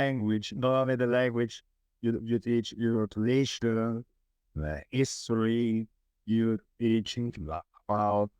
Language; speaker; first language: English; non-native, learner; Spanish